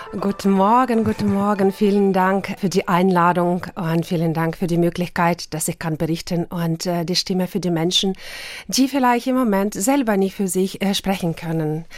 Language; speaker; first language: German; non-native, fluent; Russian